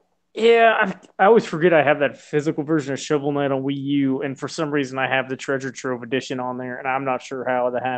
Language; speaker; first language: English; native; English